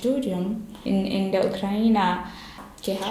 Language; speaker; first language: German; non-native, learner; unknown